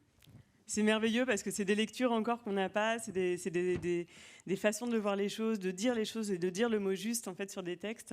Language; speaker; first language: French; native; French